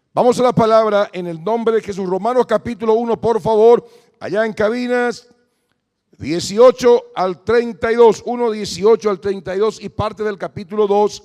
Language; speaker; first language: Spanish; native; Spanish